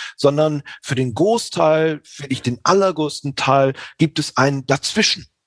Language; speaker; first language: German; native; German